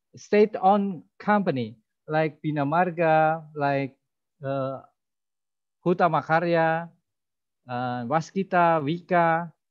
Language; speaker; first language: English; non-native, fluent; Indonesian